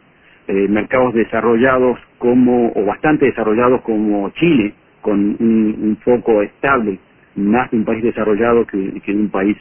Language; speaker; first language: Spanish; native; Spanish